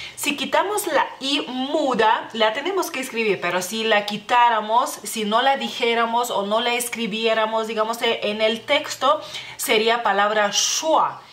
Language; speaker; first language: Spanish; non-native, fluent; Lithuanian